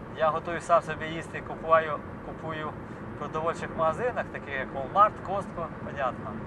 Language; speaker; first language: Ukrainian; non-native, local second language; Russian